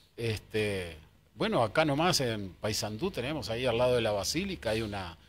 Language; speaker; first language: Spanish; native; Spanish